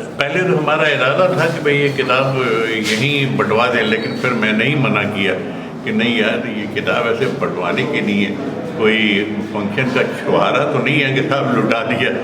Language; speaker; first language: Urdu; native; Urdu